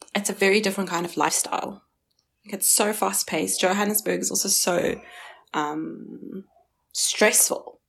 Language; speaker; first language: English; early bilingual, other home language; Chinese